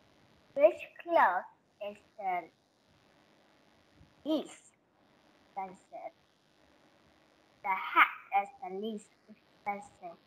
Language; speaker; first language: English; non-native, learner; Korean